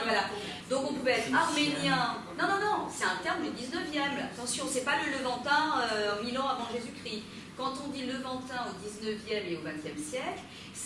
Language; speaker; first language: French; native; French